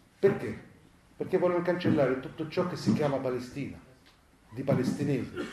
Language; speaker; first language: Italian; non-native, fluent; Arabic